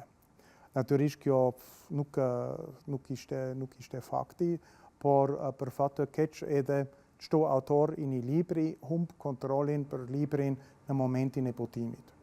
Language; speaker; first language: Albanian; non-native, fluent; German